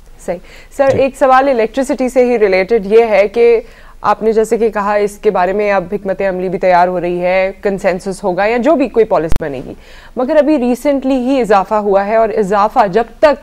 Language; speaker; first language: Urdu; native; Urdu